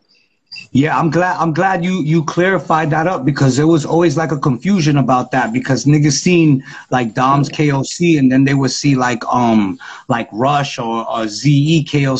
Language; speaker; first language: English; native; English